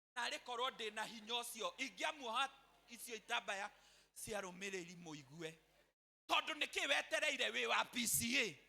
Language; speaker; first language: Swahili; non-native, local second language; Kikuyu